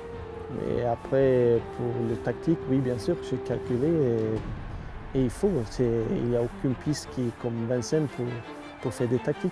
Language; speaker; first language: French; non-native, learner; Swedish